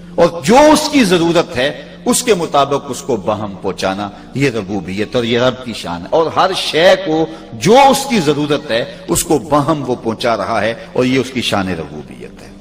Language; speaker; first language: Urdu; non-native, local second language; Punjabi